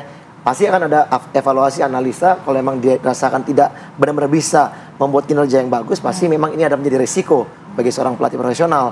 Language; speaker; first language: Indonesian; native; Indonesian